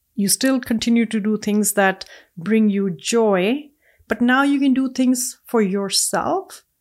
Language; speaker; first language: English; non-native, local second language; Punjabi